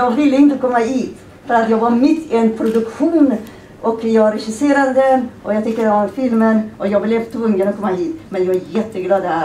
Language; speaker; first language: Swedish; non-native, fluent; Persian